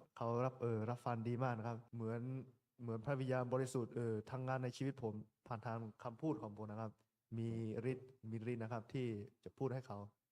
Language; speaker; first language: Thai; non-native, local second language; S'gaw Karen